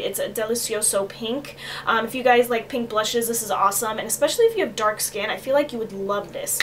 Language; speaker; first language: English; native; English